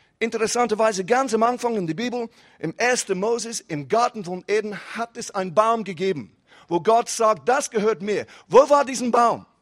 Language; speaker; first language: German; non-native, fluent; English